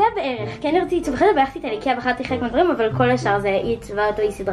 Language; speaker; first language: Hebrew; native; Hebrew